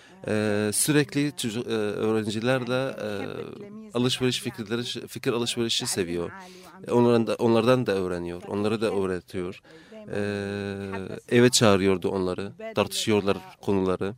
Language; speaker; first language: Turkish; non-native, fluent; Arabic